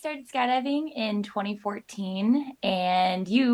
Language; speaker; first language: English; native; English